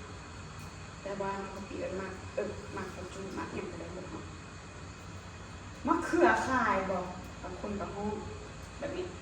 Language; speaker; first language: Thai; non-native, local second language; Lao